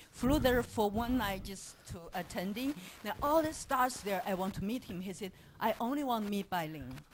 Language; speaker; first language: English; non-native, fluent; Chinese